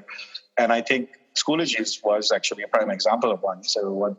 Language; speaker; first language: English; non-native, local second language; Sinhala